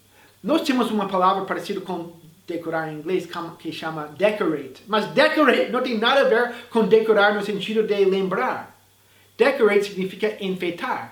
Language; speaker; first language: Portuguese; non-native, fluent; English